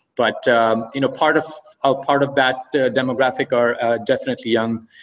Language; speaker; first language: English; non-native, fluent; Arabic